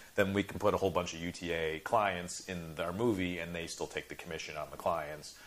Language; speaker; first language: English; native; English